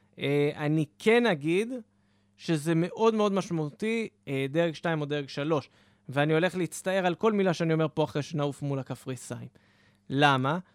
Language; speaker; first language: Hebrew; native; Hebrew